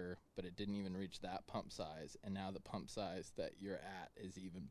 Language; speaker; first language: English; native; English